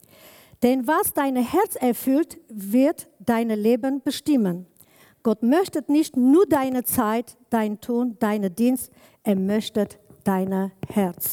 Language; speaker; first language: German; non-native, learner; Kurdish